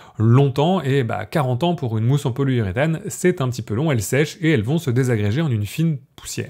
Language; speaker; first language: French; native; French